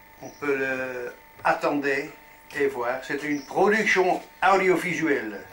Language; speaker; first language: French; non-native, learner; Dutch